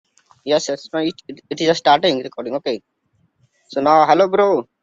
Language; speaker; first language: English; non-native, learner; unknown